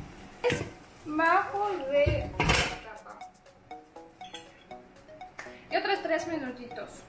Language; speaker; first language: Spanish; non-native, fluent; Russian